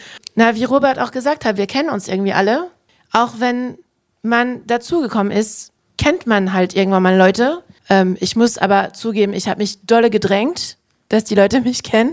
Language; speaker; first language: German; non-native, fluent; French